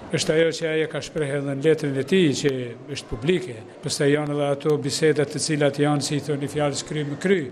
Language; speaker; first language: Albanian; native; Albanian